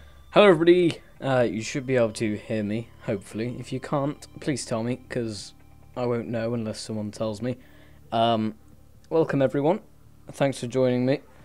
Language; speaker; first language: English; native; English